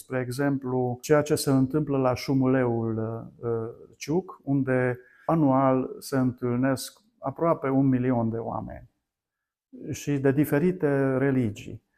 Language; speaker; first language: Romanian; non-native, local second language; Hungarian